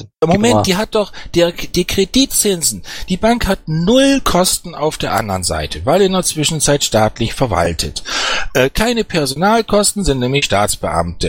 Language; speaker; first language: German; native; German